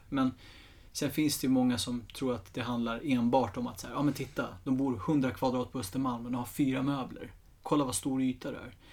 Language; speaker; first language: Swedish; early bilingual, other home language; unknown